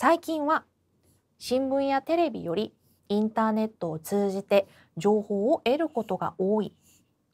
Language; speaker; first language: Japanese; non-native, fluent; Korean